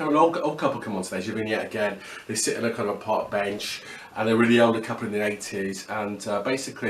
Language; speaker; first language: English; native; English